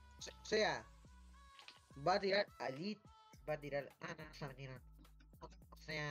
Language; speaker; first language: Spanish; native; Spanish